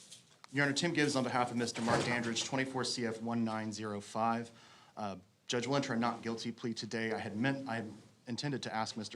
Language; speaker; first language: English; native; English